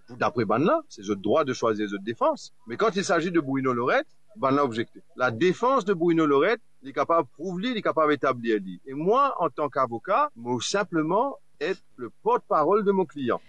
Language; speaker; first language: French; non-native, local second language; Morisyen